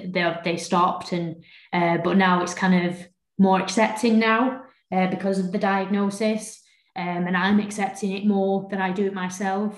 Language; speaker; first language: English; native; English